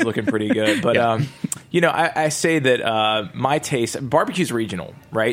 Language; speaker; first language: English; native; English